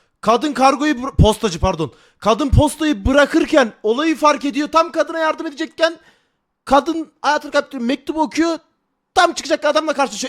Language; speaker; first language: Turkish; native; Turkish